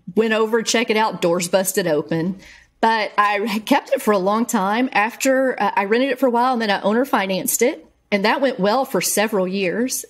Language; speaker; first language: English; native; English